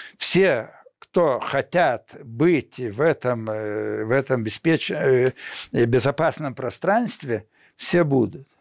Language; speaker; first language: Russian; non-native, local second language; Lithuanian